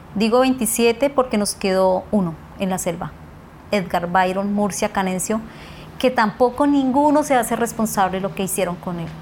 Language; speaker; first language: Spanish; native; Spanish